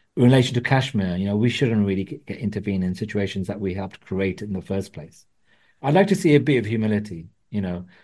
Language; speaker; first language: English; early bilingual, other home language; Punjabi